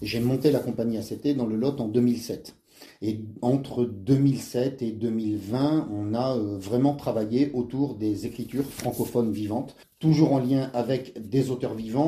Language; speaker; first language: French; native; French